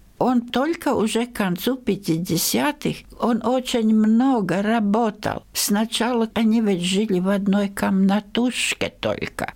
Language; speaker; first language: Russian; non-native, local second language; Latvian